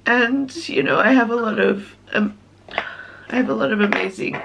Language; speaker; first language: English; native; English